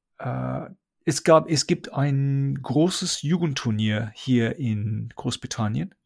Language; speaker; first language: German; non-native, fluent; English